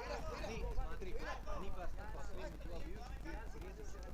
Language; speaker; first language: Russian; early bilingual, heritage; Spanish